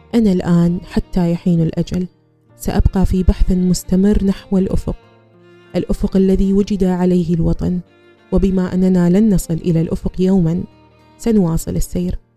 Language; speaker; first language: Arabic; early bilingual, other home language; German